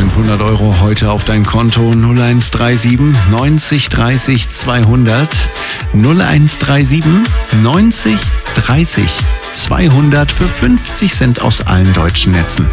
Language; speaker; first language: German; native; German